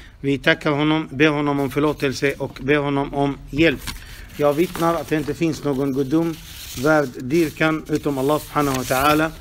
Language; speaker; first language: Swedish; non-native, fluent; Arabic